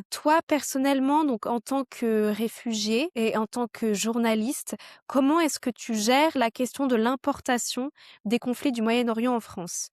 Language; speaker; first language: French; native; French